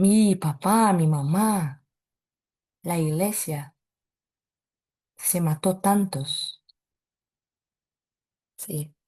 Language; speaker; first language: Spanish; non-native, fluent; Portuguese